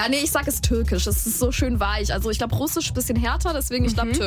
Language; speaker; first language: German; native; German